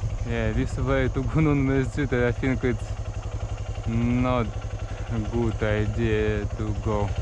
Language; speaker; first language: English; non-native, learner; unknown